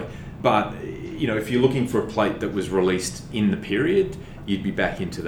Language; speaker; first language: English; native; English